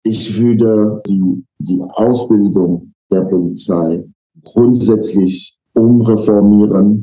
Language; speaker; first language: German; non-native, fluent; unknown